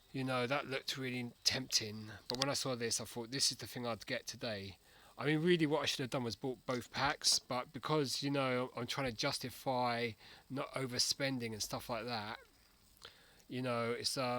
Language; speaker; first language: English; native; English